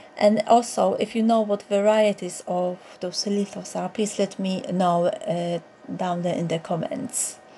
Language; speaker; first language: English; non-native, fluent; Polish